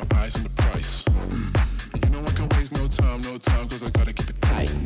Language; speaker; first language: English; native; English